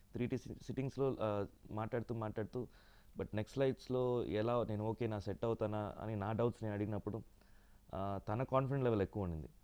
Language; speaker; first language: Telugu; native; Telugu